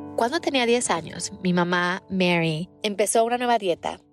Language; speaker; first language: Spanish; early bilingual, heritage; Spanish